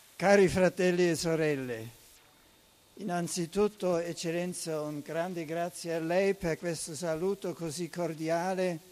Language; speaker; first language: Italian; non-native, fluent; German